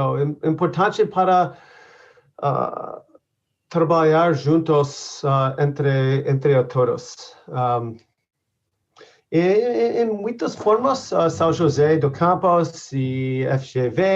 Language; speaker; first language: Portuguese; non-native, learner; English